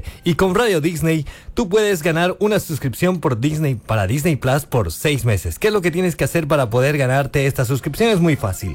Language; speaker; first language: Spanish; native; Spanish